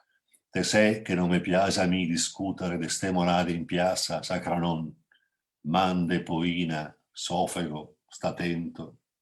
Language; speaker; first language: Italian; native; Italian